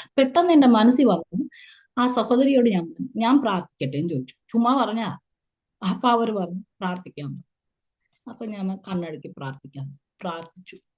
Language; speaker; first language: Malayalam; early bilingual, heritage; Malayalam